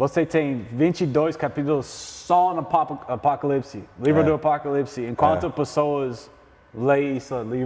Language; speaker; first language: Portuguese; non-native, learner; English